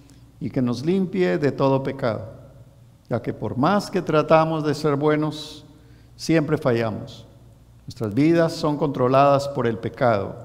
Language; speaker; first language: Spanish; native; Spanish